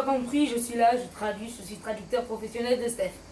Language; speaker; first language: French; native; French